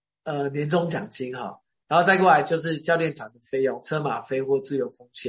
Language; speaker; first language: Chinese; native; Chinese